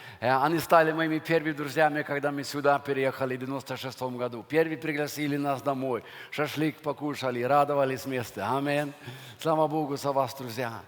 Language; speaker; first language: Russian; non-native, fluent; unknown